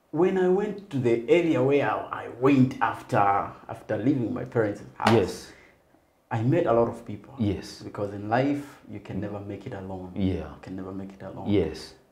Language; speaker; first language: English; non-native, local second language; Nyanja